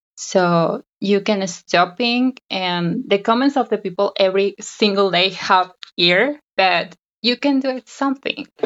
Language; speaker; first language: English; non-native, learner; Spanish